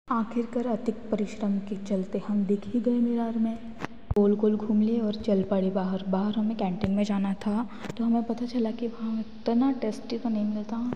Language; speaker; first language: Hindi; non-native, local second language; Marathi